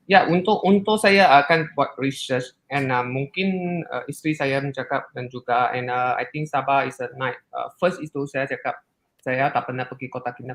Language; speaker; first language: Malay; non-native, local second language; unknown